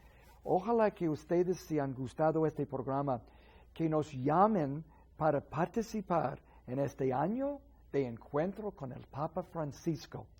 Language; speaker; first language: Spanish; non-native, fluent; English